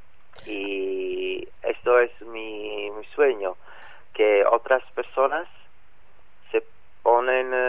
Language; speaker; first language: Spanish; non-native, learner; Italian